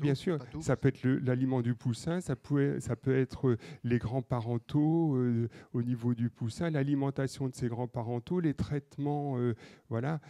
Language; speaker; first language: French; native; French